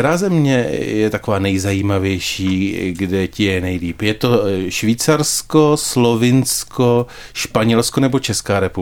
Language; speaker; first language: Czech; native; Czech